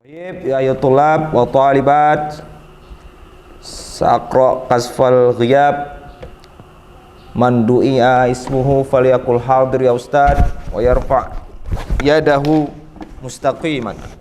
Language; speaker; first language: Arabic; non-native, fluent; Indonesian